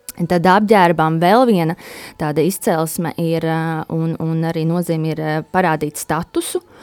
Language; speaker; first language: Latvian; native; Latvian